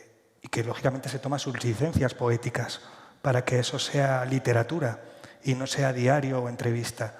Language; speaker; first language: Spanish; native; Spanish